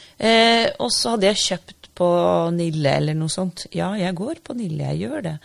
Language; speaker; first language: Norwegian; native; Norwegian